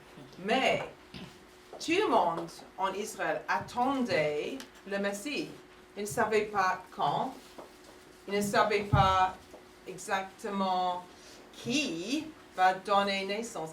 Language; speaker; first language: French; non-native, fluent; English